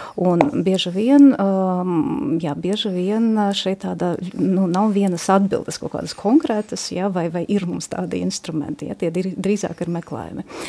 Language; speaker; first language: Latvian; non-native, local second language; Russian